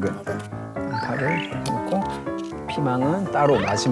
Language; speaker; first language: Korean; native; Korean